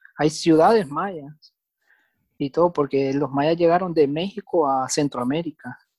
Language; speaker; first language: Spanish; native; Spanish